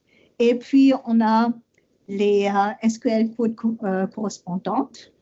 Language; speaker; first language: French; non-native, learner; German